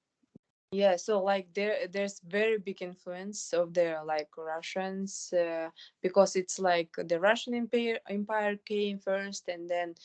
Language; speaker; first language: English; non-native, fluent; Kyrgyz